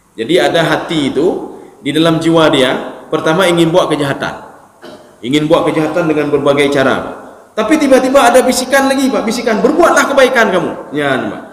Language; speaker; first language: Malay; non-native, local second language; Achinese